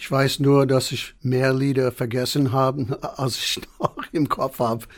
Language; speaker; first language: German; non-native, fluent; English